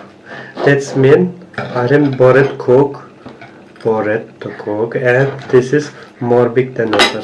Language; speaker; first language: English; non-native, learner; Turkish